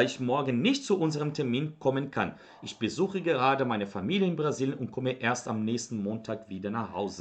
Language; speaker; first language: German; non-native, fluent; Portuguese